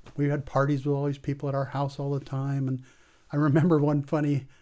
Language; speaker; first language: English; native; English